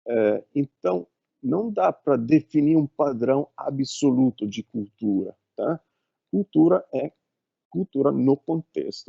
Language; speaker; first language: Portuguese; non-native, fluent; Italian